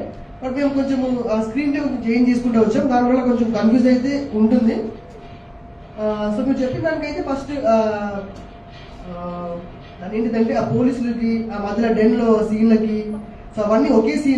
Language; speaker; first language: Telugu; native; Telugu